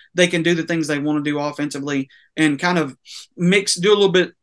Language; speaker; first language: English; native; English